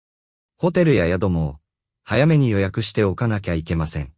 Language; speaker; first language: Japanese; non-native, fluent; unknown